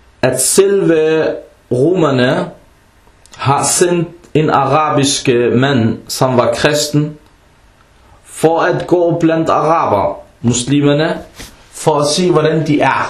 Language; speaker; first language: Danish; early bilingual, other home language; Arabic